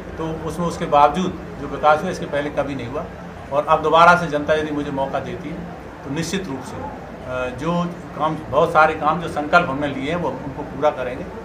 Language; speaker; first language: Hindi; native; Hindi